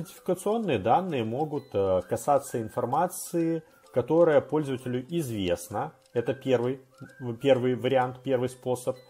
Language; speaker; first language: Russian; native; Russian